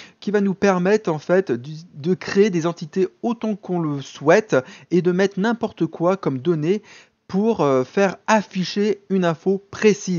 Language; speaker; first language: French; native; French